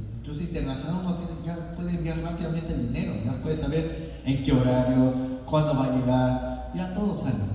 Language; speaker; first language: Spanish; early bilingual, other home language; Korean